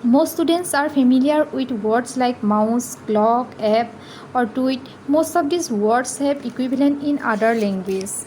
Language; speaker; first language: English; non-native, local second language; Assamese